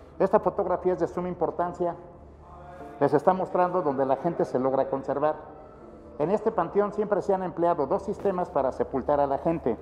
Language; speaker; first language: Spanish; native; Spanish